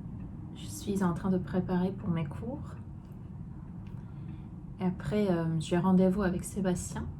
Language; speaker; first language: French; non-native, fluent; Korean